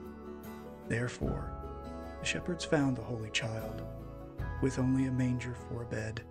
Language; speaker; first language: English; native; English